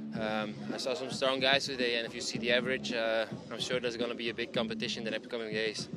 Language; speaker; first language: English; non-native, fluent; Dutch